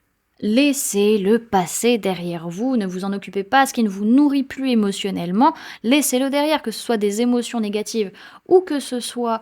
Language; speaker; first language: French; native; French